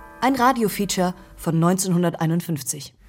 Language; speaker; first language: German; native; German